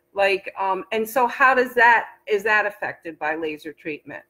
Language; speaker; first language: English; native; English